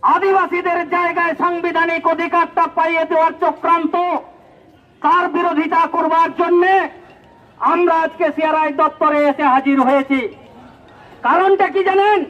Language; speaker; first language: Bangla; native; Bangla